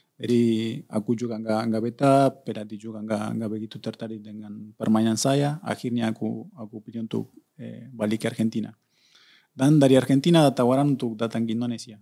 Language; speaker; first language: Indonesian; non-native, fluent; Spanish